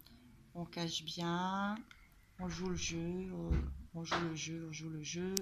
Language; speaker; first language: French; native; French